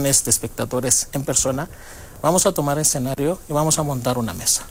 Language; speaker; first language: Spanish; non-native, fluent; Greek